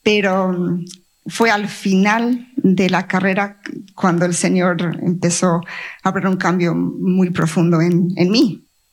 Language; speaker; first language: Spanish; native; Spanish